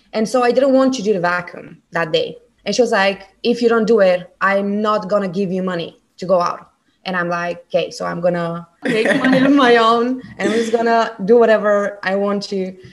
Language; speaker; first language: English; non-native, fluent; Bulgarian